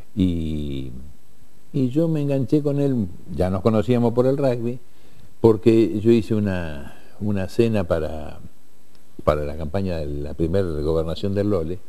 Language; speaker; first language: Spanish; native; Spanish